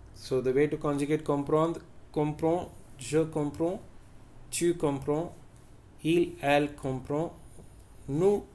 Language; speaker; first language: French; non-native, fluent; Tamil